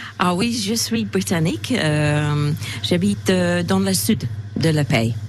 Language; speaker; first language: French; non-native, learner; English